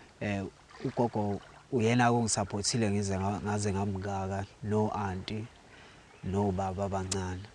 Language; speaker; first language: Zulu; native; Zulu